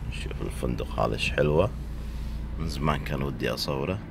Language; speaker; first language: Arabic; native; Arabic